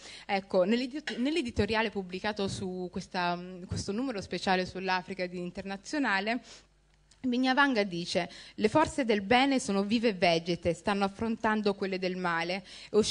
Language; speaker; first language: Italian; early bilingual, other home language; Somali